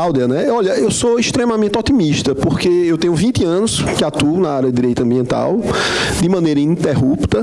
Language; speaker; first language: Portuguese; native; Portuguese